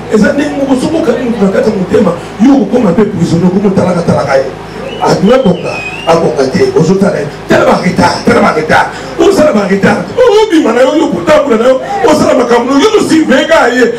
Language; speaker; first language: Lingala; native; Lingala